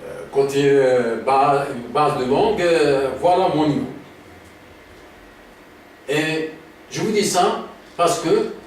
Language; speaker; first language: French; non-native, local second language; Arabic